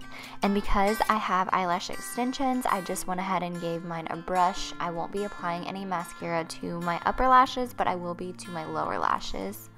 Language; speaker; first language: English; native; English